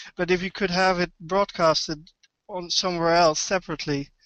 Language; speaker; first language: English; non-native, fluent; Dutch